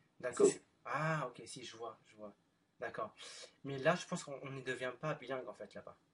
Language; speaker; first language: French; non-native, fluent; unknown